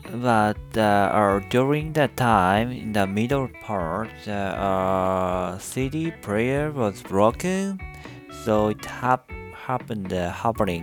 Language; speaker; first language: English; non-native, learner; Japanese